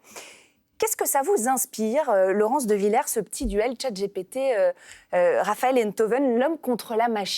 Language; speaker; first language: French; native; French